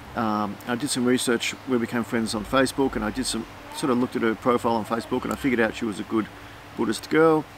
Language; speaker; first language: English; native; English